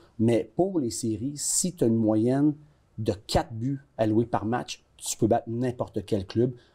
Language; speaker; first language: French; native; French